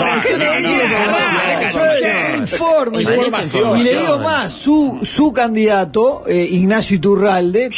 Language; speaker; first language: Spanish; native; Spanish